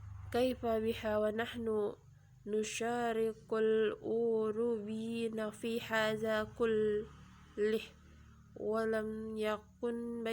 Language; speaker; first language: Arabic; non-native, learner; Indonesian